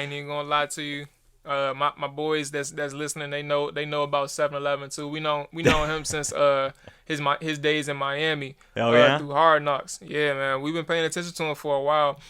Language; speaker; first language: English; native; English